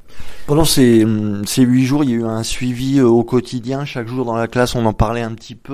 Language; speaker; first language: French; native; French